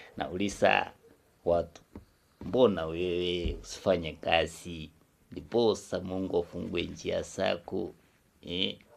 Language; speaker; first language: Swahili; non-native, local second language; Kikuyu